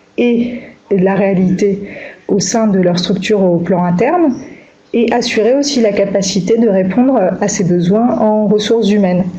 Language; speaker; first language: French; native; French